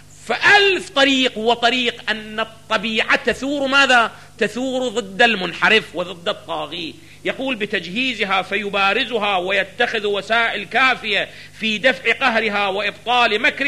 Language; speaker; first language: Arabic; native; Arabic